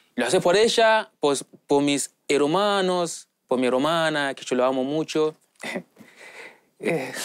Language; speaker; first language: Spanish; non-native, learner; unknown